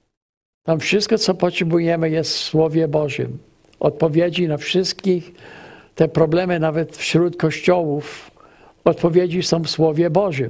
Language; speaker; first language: Polish; early bilingual, heritage; English